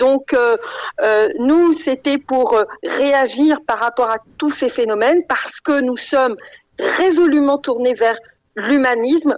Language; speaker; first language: French; non-native, local second language; Arabic